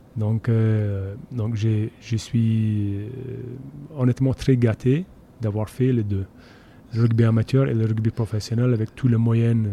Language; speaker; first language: French; non-native, fluent; English